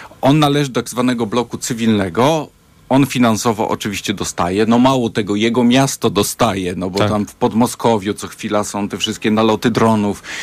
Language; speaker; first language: Polish; native; Polish